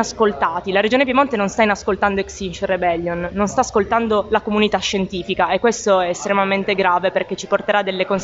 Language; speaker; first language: Italian; native; Italian